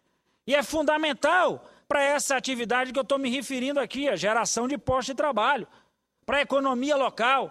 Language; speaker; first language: Portuguese; native; Portuguese